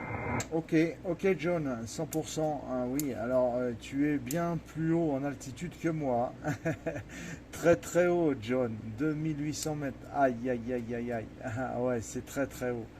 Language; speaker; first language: French; native; French